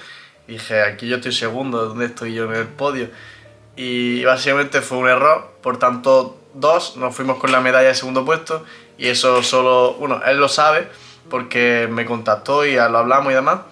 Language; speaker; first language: Spanish; native; Spanish